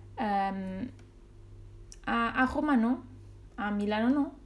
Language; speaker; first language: Italian; non-native, learner; Portuguese